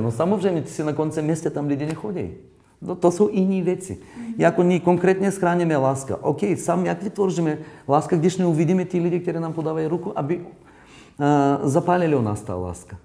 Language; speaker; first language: Czech; non-native, learner; Bulgarian